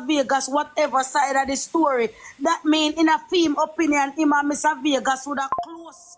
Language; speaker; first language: English; native; English